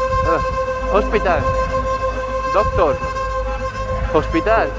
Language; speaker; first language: English; non-native, learner; Spanish